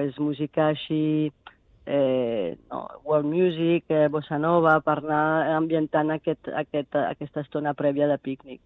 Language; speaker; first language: Catalan; non-native, fluent; French